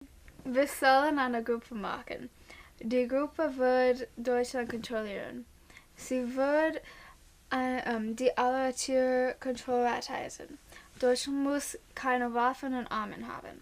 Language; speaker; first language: German; non-native, learner; English